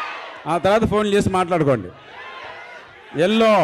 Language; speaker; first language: Telugu; native; Telugu